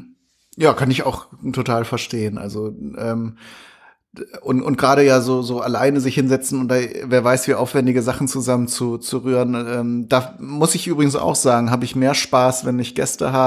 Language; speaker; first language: German; native; German